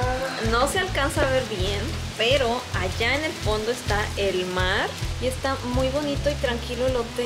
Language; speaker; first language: Spanish; native; Spanish